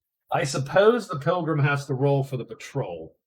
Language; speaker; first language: English; native; English